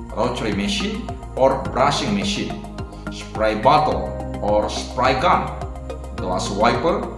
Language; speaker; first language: English; non-native, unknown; Indonesian